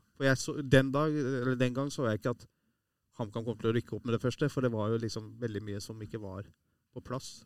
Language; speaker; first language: Norwegian; early bilingual, other home language; Persian